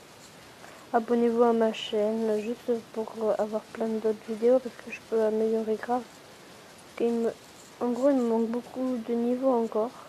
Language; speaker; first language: French; native; French